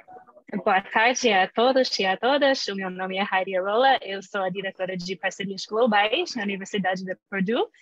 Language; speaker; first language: Portuguese; non-native, fluent; English